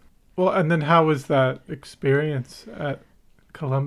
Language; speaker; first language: English; native; English